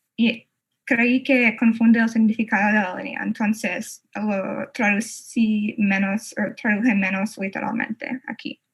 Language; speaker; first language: Spanish; non-native, fluent; English